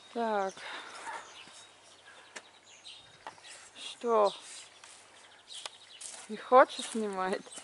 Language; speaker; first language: Russian; non-native, learner; German